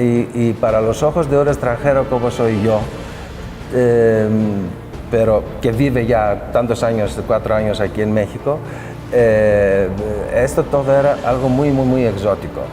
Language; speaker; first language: Spanish; non-native, fluent; Greek